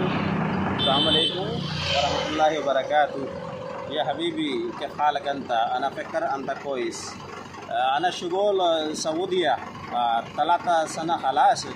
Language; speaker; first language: Arabic; non-native, learner; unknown